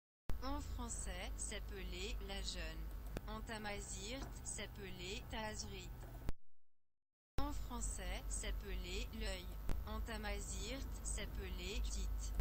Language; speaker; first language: French; non-native, learner; Berber languages